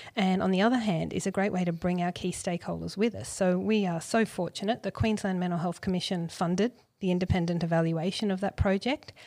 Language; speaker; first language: English; native; English